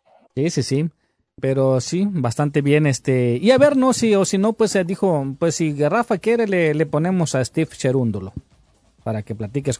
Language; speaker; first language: Spanish; native; Spanish